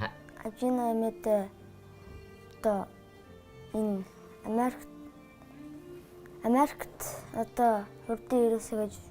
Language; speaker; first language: Mongolian; early bilingual, heritage; Mongolian